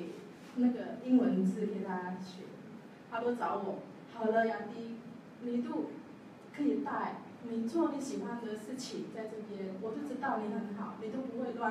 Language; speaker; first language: Chinese; non-native, learner; Javanese